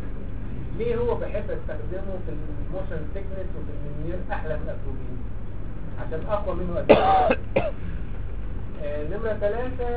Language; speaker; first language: Arabic; native; Arabic